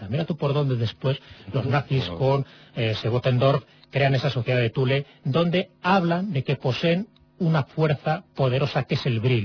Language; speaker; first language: Spanish; native; Spanish